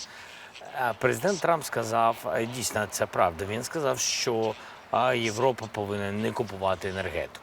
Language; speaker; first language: Ukrainian; non-native, local second language; Russian